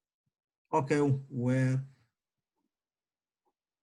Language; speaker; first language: English; non-native, learner; Somali